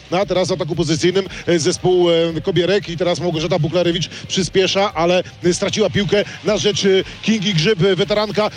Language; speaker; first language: Polish; native; Polish